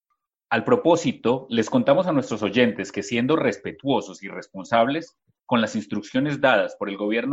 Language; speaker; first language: Spanish; native; Spanish